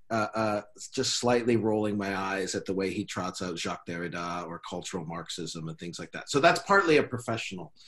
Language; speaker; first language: English; native; English